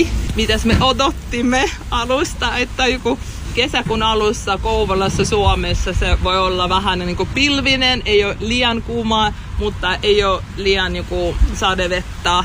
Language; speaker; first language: Finnish; non-native, fluent; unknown